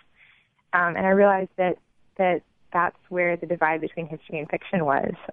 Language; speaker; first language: English; native; English